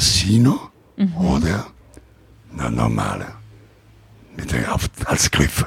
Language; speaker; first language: German; non-native, learner; Italian